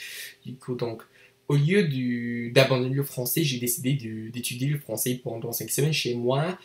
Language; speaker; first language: French; non-native, learner; English